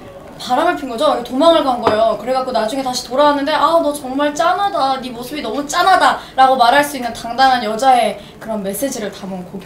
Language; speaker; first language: Korean; non-native, fluent; Chinese